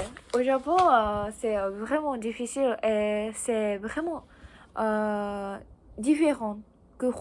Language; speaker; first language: French; non-native, learner; Japanese